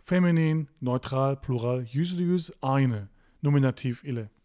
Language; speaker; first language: Turkish; non-native, fluent; German